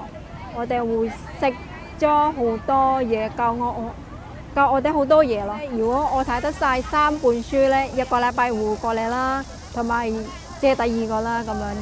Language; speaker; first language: Cantonese; non-native, fluent; Indonesian